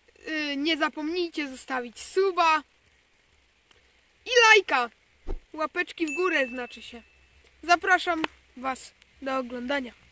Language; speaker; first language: Polish; native; Polish